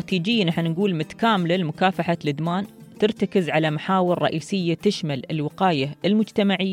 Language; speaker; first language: Arabic; native; Arabic